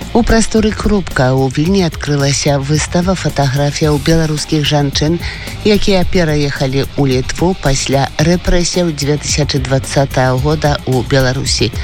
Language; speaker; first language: Belarusian; native; Belarusian